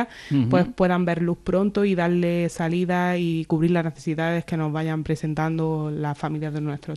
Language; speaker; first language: Spanish; native; Spanish